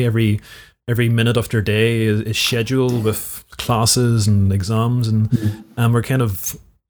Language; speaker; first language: English; native; English